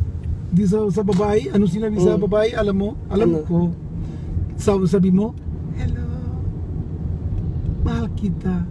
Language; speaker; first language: Filipino; non-native, learner; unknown